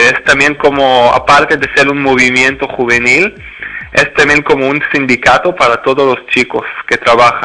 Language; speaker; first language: Spanish; non-native, fluent; Hebrew